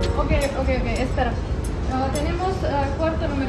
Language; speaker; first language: Spanish; non-native, learner; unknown